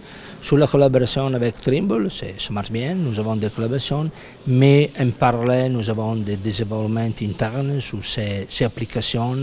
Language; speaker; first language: French; non-native, fluent; Italian